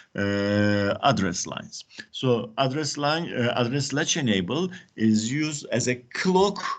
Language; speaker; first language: English; non-native, fluent; Turkish